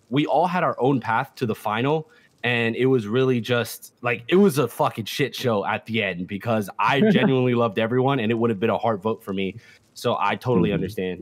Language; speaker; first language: English; native; English